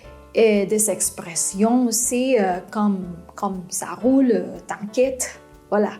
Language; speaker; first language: French; non-native, fluent; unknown